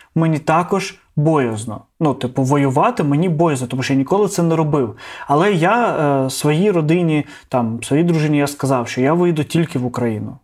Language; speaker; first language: Ukrainian; non-native, local second language; Russian